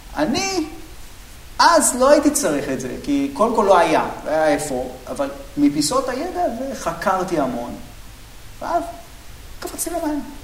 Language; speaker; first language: Hebrew; native; Hebrew